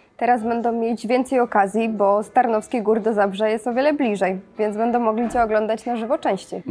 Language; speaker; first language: Polish; native; Polish